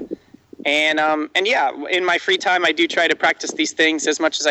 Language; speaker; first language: English; native; English